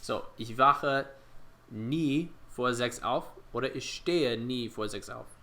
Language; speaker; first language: German; non-native, fluent; English